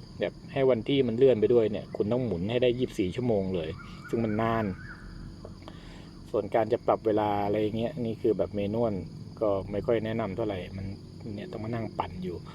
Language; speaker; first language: Thai; native; Thai